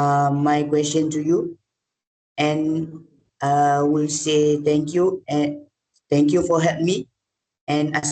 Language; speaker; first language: English; non-native, learner; Malay